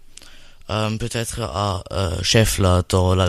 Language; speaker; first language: French; non-native, learner; German